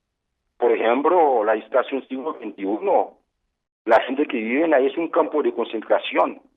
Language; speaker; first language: Spanish; non-native, fluent; Haitian Creole